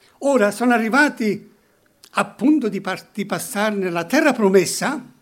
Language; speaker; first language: Italian; early bilingual, heritage; Italian